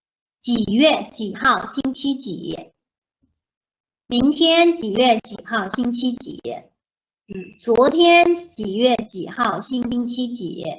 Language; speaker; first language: Chinese; non-native, fluent; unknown